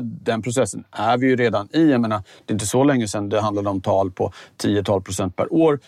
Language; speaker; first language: Swedish; native; Swedish